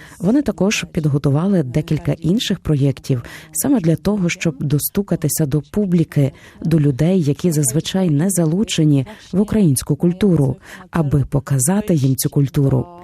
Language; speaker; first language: Ukrainian; non-native, fluent; Polish